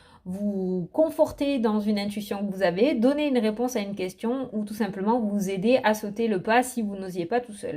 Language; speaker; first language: French; native; French